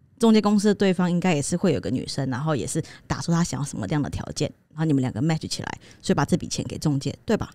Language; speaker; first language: Chinese; native; Chinese